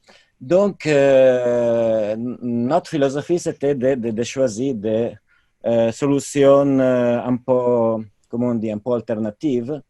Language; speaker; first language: French; non-native, fluent; Italian